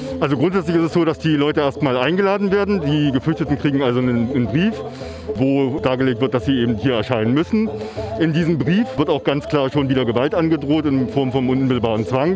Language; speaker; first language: German; native; German